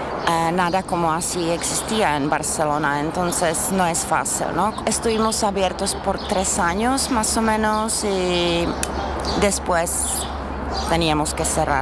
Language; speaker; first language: Spanish; non-native, fluent; Czech